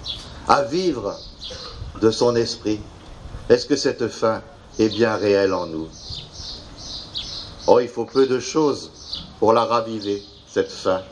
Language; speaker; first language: French; native; French